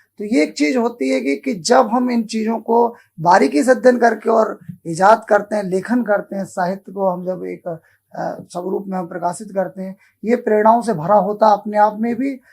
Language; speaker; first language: Hindi; native; Hindi